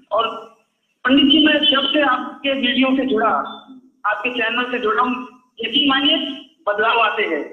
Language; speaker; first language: Hindi; native; Hindi